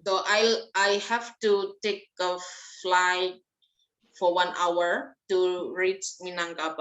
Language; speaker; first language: English; non-native, fluent; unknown